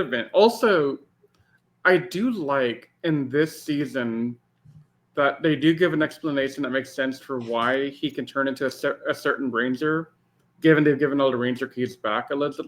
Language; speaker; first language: English; native; English